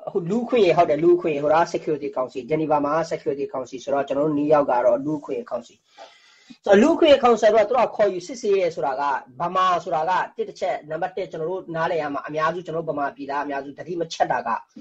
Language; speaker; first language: Burmese; non-native, local second language; Rohingya